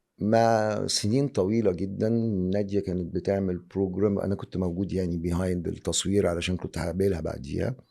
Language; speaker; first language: Egyptian Arabic; native; Egyptian Arabic